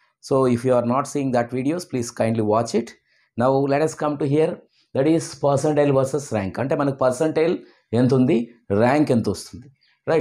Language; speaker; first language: English; non-native, local second language; Telugu